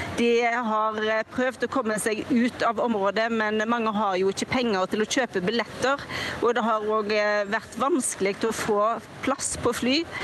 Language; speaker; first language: Norwegian; native; Norwegian